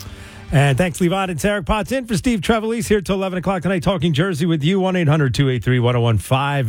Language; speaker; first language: English; native; English